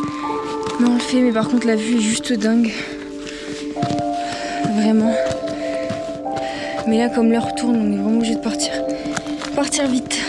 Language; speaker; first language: French; native; French